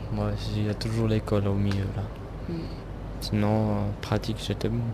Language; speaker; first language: French; early bilingual, other home language; Portuguese